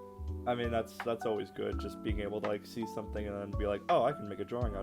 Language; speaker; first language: English; native; English